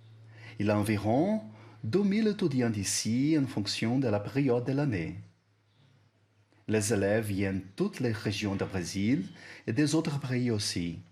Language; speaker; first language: French; non-native, learner; Portuguese